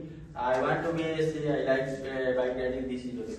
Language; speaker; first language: English; non-native, learner; Hindi